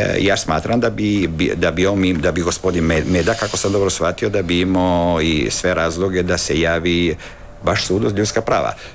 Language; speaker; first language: Serbian; non-native, local second language; Italian